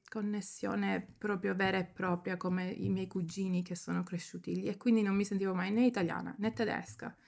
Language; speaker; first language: Italian; early bilingual, heritage; Italian